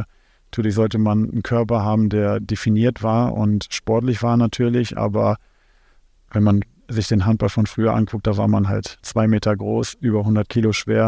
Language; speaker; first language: German; native; German